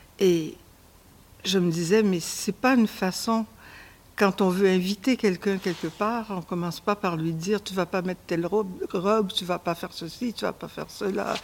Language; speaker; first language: French; native; French